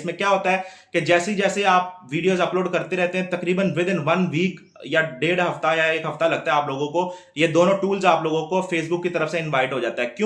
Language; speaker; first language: Urdu; non-native, local second language; Punjabi